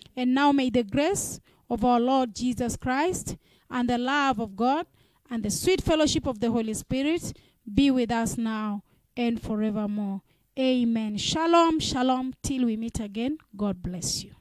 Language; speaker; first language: English; non-native, local second language; Swahili